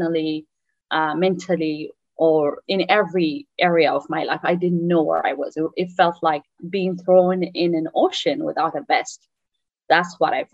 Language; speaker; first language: English; non-native, fluent; Tigrinya